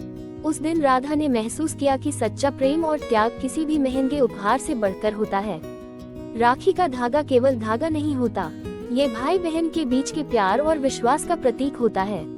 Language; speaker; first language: Hindi; native; Hindi